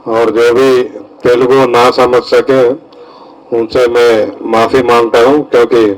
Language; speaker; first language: Hindi; non-native, local second language; Telugu